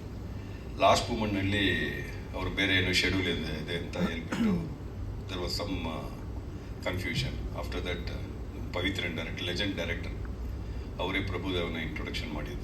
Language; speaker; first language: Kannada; non-native, local second language; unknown